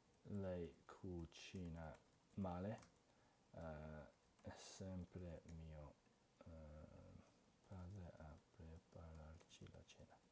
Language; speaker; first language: Italian; non-native, fluent; English